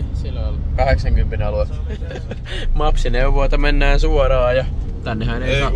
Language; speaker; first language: Finnish; native; Finnish